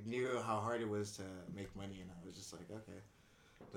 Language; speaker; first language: English; early bilingual, other home language; Indonesian